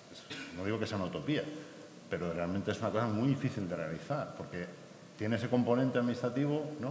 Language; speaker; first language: Spanish; native; Spanish